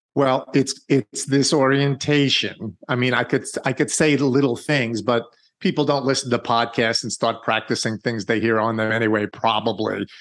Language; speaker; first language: English; native; English